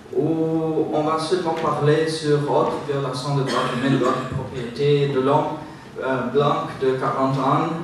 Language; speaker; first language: French; non-native, learner; Portuguese